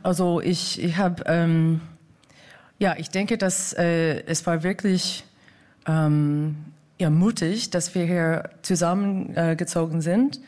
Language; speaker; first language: German; non-native, fluent; English